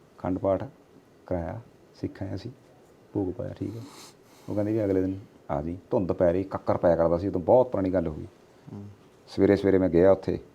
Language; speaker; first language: Punjabi; native; Punjabi